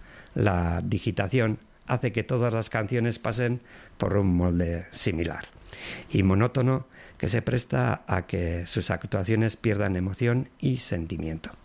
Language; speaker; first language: Spanish; non-native, local second language; Basque